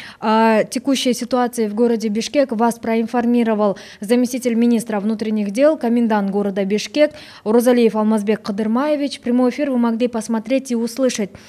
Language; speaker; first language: Russian; non-native, local second language; Kyrgyz